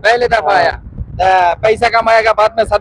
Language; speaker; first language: Hindi; non-native, learner; Bangla